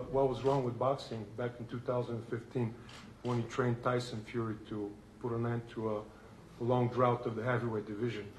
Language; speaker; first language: English; non-native, fluent; Bulgarian